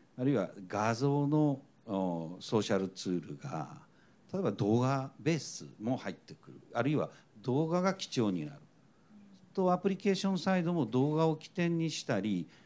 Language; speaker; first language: Japanese; native; Japanese